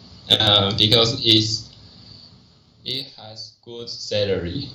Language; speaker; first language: English; non-native, learner; Chinese